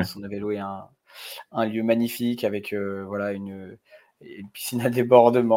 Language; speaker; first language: French; native; French